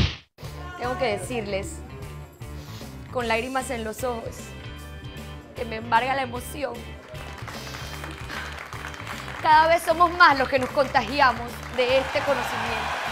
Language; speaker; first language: Spanish; native; Spanish